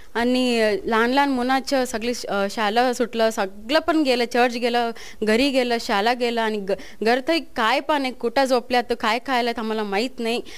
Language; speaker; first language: Marathi; non-native, local second language; Kannada